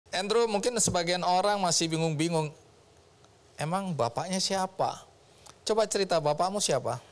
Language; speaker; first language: Indonesian; native; Indonesian